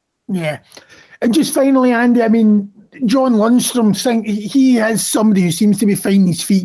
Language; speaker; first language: English; native; English